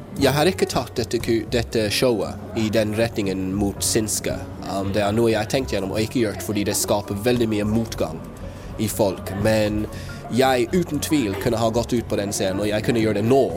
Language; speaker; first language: Norwegian; non-native, fluent; English